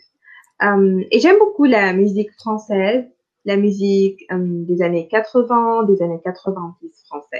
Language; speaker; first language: French; non-native, local second language; Arabic